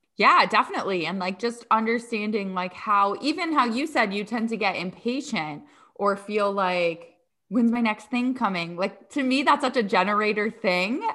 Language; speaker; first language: English; native; English